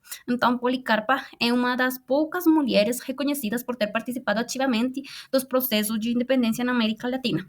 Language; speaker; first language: Portuguese; non-native, fluent; Spanish